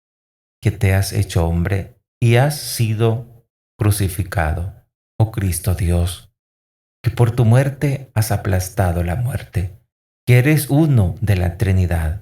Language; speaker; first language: Spanish; native; Spanish